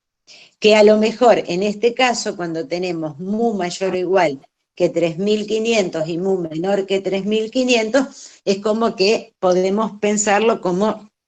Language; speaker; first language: Spanish; native; Spanish